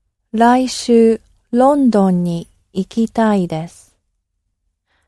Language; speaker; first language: Japanese; non-native, learner; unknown